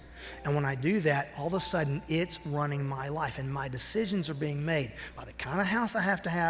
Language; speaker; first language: English; native; English